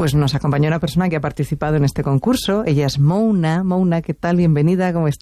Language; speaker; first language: Spanish; native; Spanish